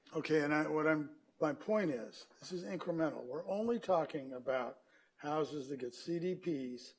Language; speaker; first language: English; native; English